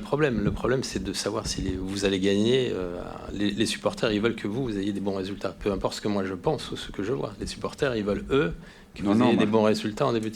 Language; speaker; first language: French; native; French